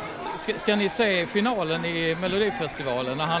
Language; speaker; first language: Swedish; native; Swedish